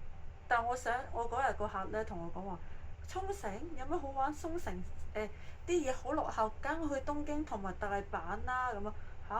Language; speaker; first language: Cantonese; native; Cantonese